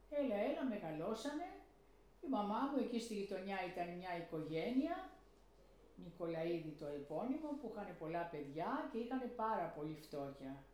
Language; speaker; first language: Greek; early bilingual, heritage; Greek